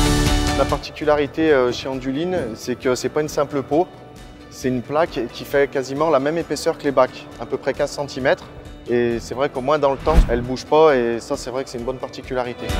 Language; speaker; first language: French; native; French